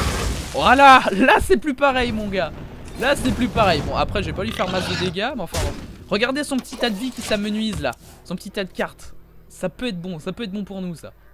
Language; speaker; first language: French; native; French